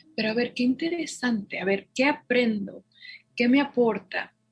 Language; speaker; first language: Spanish; native; Spanish